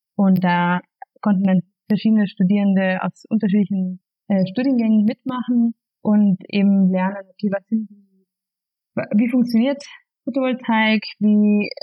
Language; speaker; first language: German; non-native, fluent; Spanish